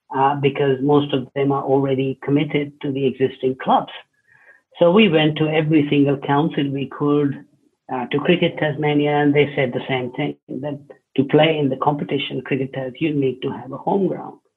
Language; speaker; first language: English; non-native, local second language; Hindi